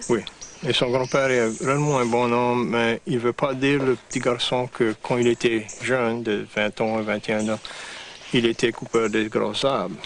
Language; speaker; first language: French; non-native, local second language; English